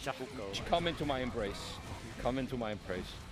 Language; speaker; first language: English; non-native, fluent; Icelandic